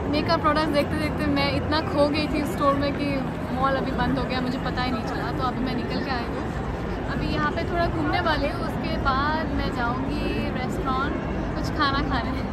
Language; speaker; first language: Hindi; non-native, local second language; Bangla